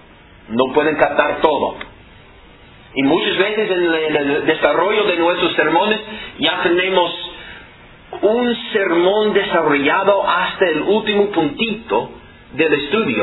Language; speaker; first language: Spanish; non-native, fluent; English